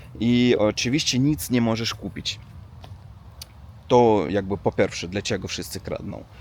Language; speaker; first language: Polish; non-native, learner; Russian